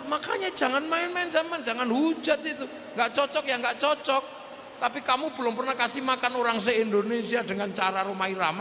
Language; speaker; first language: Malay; non-native, local second language; Javanese